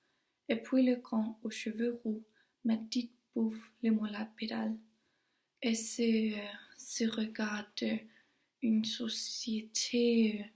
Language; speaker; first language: French; non-native, learner; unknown